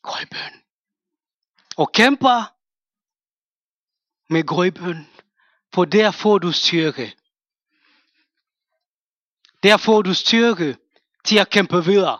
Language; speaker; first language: Danish; non-native, fluent; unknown